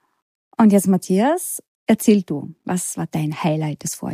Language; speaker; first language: German; native; German